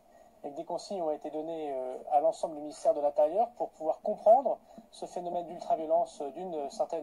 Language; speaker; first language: French; native; French